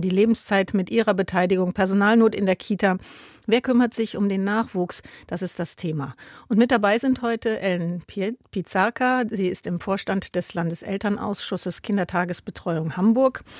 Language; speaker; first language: German; native; German